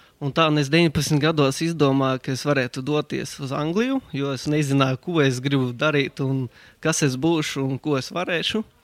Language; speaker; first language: Latvian; native; Latvian